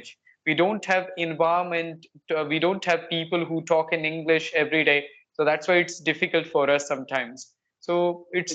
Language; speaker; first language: English; non-native, local second language; Hindi